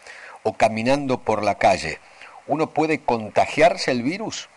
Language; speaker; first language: Spanish; native; Spanish